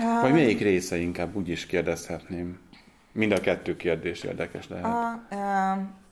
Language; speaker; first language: Hungarian; native; Hungarian